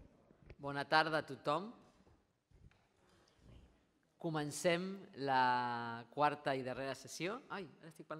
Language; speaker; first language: Catalan; non-native, fluent; Spanish